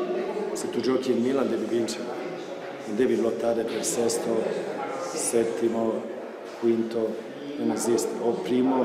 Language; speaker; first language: Italian; non-native, fluent; Swedish